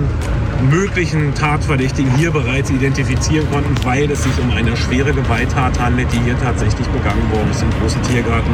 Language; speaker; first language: German; native; German